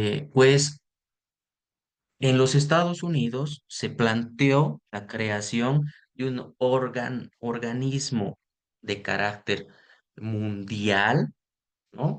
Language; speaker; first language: Spanish; native; Spanish